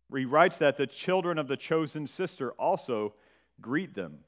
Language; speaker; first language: English; native; English